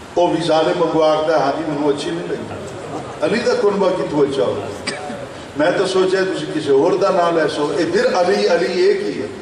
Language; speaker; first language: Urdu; non-native, local second language; Saraiki